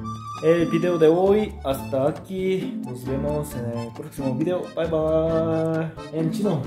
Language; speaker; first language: Spanish; non-native, learner; Korean